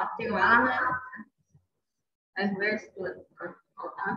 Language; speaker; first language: English; non-native, learner; Chinese